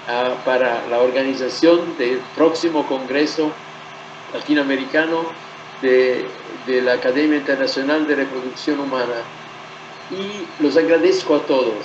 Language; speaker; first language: Spanish; non-native, fluent; Italian